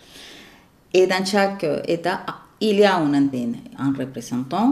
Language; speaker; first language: French; non-native, fluent; Spanish